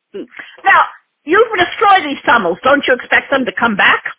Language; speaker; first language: English; native; English